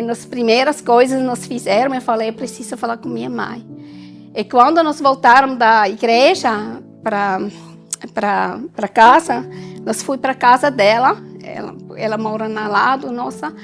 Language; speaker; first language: Portuguese; non-native, learner; German